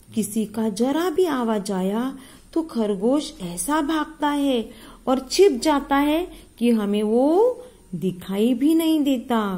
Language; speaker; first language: Hindi; non-native, local second language; Marathi